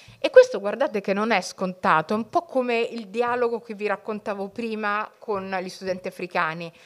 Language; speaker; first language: Italian; early bilingual, other home language; Somali